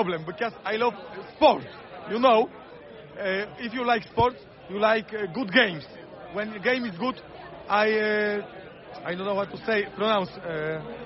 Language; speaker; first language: English; non-native, learner; Polish